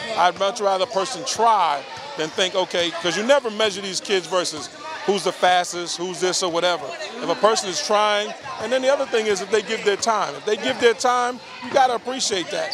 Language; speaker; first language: English; native; English